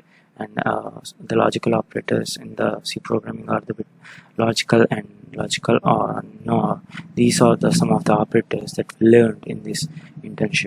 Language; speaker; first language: English; non-native, local second language; Telugu